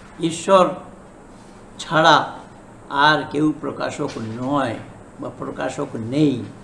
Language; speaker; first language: Bangla; non-native, fluent; Hindi